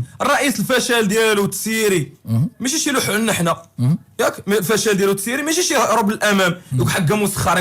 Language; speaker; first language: Arabic; native; Arabic